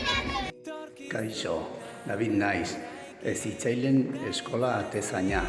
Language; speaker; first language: Basque; non-native, local second language; Spanish